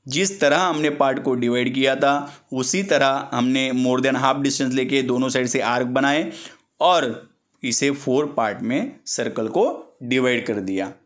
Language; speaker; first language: Hindi; non-native, local second language; Marathi